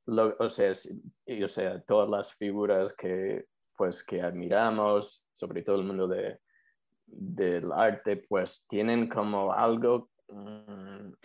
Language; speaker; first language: Spanish; non-native, fluent; English